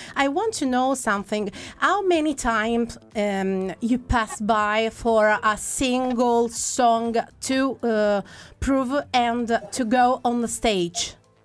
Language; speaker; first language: English; non-native, learner; Italian